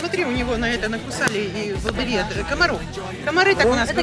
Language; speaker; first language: Russian; native; Russian